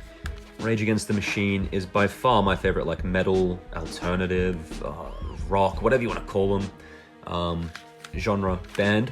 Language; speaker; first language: English; native; English